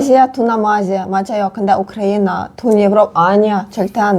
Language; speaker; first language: Korean; non-native, learner; Ukrainian